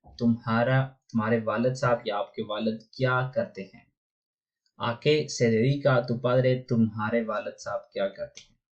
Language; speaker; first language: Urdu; non-native, local second language; Punjabi